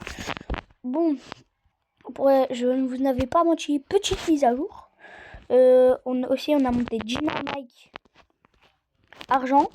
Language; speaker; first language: French; native; French